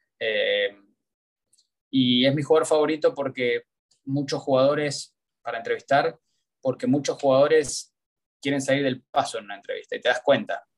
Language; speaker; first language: Spanish; native; Spanish